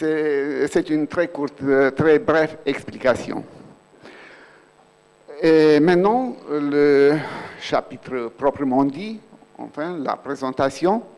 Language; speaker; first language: French; non-native, fluent; Romanian